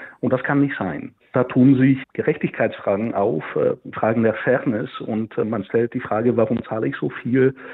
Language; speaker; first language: German; non-native, fluent; Bulgarian